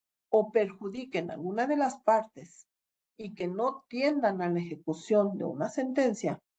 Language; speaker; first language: Spanish; native; Spanish